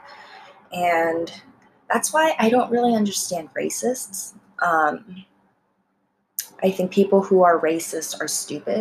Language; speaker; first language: English; early bilingual, other home language; Korean